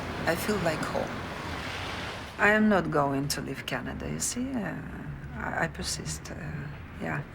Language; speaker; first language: English; non-native, learner; Russian